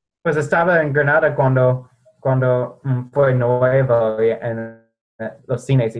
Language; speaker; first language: Spanish; non-native, fluent; English